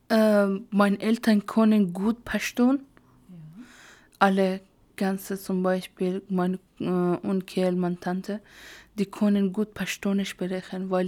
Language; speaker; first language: German; non-native, learner; Persian